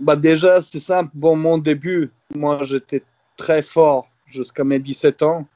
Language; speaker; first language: French; non-native, fluent; Serbian